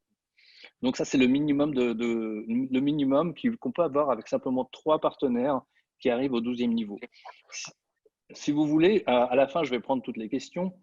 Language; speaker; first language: French; native; French